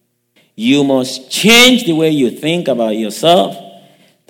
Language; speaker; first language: English; non-native, local second language; Yoruba